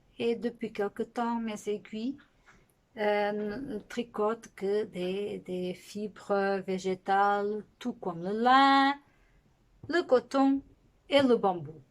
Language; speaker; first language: French; non-native, fluent; Portuguese